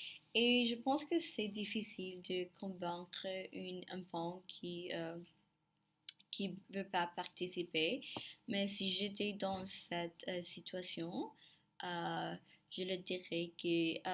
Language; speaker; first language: French; non-native, learner; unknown